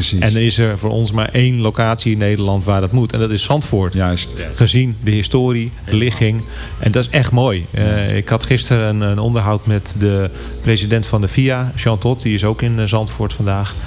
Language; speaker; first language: Dutch; native; Dutch